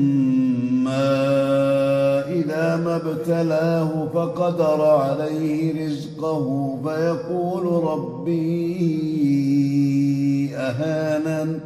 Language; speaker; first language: Arabic; native; Arabic